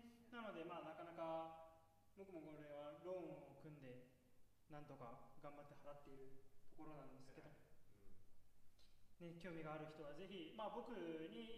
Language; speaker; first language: Japanese; native; Japanese